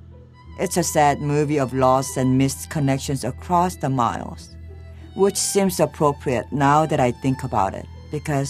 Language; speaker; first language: English; non-native, fluent; Korean